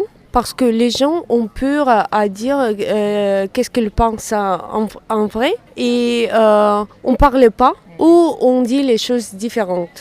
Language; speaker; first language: French; non-native, fluent; Russian